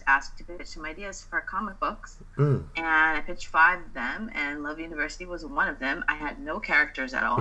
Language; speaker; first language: English; native; English